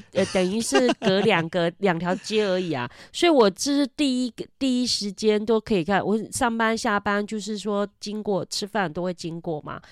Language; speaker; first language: Chinese; native; Chinese